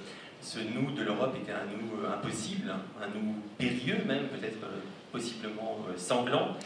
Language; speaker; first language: French; native; French